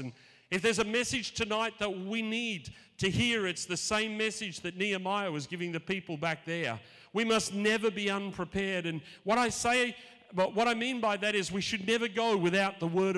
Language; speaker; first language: English; native; English